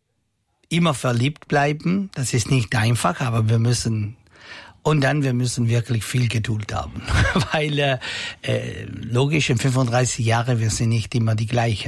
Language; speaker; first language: German; non-native, fluent; Italian